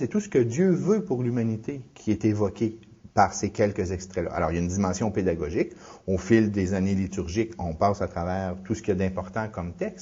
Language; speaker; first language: French; native; French